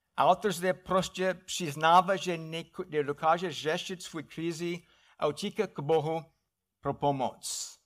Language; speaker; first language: Czech; non-native, fluent; English